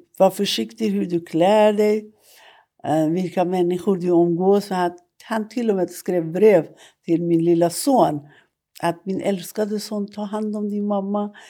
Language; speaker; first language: Swedish; non-native, fluent; Persian